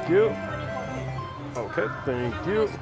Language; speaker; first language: English; native; English